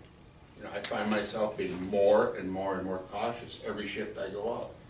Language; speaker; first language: English; native; English